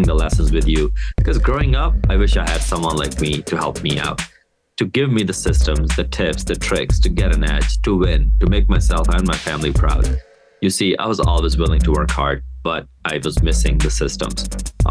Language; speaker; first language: English; non-native, local second language; Punjabi